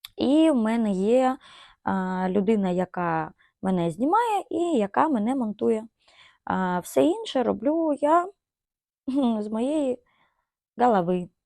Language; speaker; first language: Ukrainian; non-native, local second language; Russian